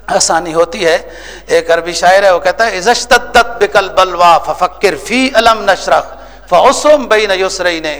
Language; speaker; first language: Urdu; native; Urdu